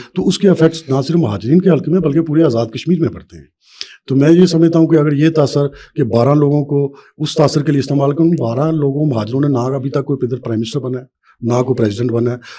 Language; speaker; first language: Urdu; non-native, local second language; Punjabi